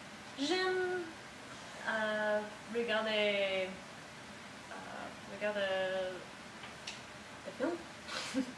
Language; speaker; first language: French; non-native, learner; English